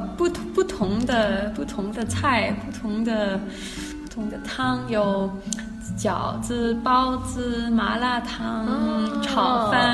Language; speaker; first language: Chinese; non-native, learner; Danish